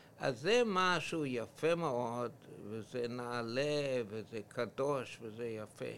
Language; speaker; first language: Hebrew; non-native, fluent; English